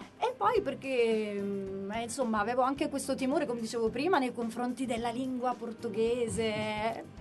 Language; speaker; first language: Italian; native; Italian